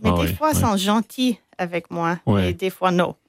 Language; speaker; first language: French; non-native, fluent; English